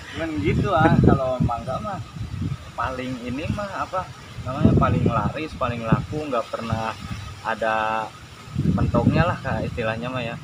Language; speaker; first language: Indonesian; non-native, local second language; Sundanese